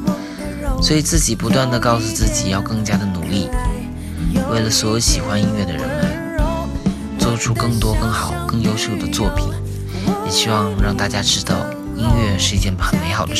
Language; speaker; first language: Chinese; native; Chinese